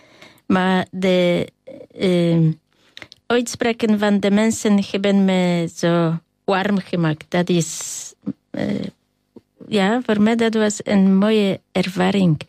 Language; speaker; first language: Dutch; non-native, learner; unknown